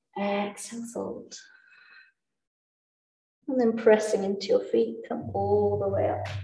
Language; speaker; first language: English; native; English